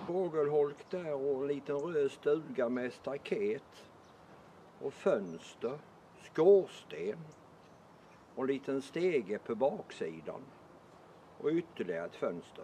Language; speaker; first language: Swedish; native; Swedish